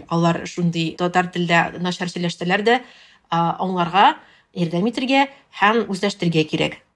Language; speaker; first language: Tatar; non-native, local second language; Russian